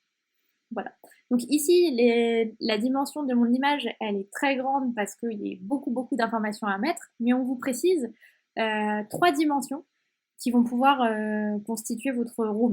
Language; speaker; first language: French; native; French